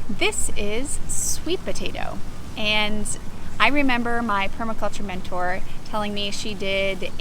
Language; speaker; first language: English; native; English